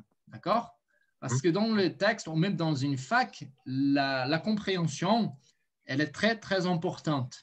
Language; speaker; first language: French; non-native, fluent; Portuguese